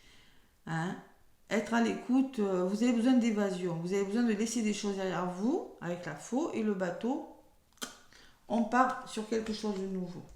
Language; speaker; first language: French; native; French